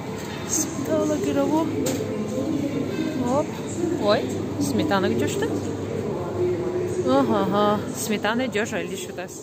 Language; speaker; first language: Russian; non-native, local second language; Tajik